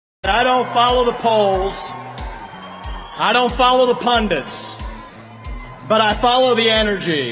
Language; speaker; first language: English; early bilingual, other home language; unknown